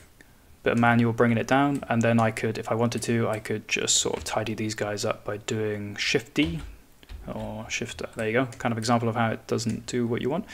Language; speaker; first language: English; native; English